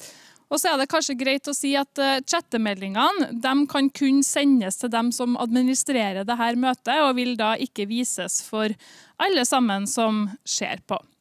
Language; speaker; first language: Norwegian; native; Norwegian